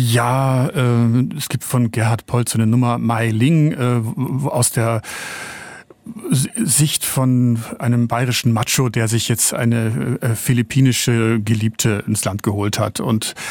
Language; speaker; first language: German; native; German